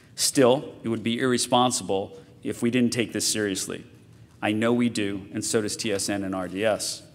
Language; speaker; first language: English; native; English